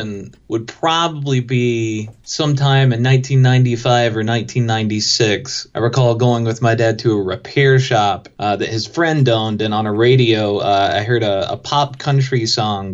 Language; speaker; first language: English; native; English